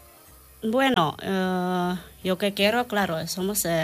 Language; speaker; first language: Spanish; non-native, learner; Indonesian